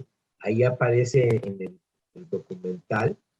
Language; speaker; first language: Spanish; native; Spanish